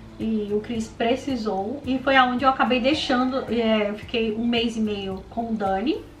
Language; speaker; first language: Portuguese; native; Portuguese